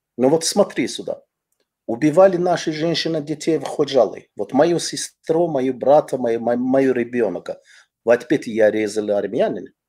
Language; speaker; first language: Russian; non-native, fluent; Azerbaijani